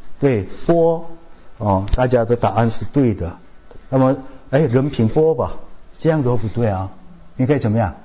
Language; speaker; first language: Chinese; non-native, fluent; Korean